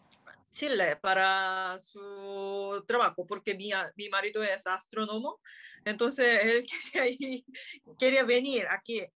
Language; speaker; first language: Spanish; non-native, learner; Korean